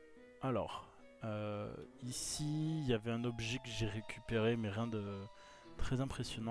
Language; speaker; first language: French; native; French